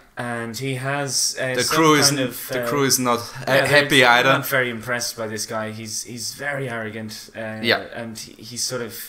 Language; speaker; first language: English; native; English